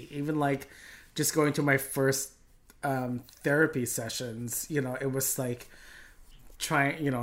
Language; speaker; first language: English; non-native, local second language; Filipino